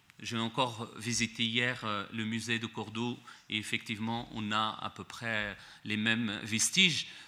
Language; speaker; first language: French; non-native, local second language; Arabic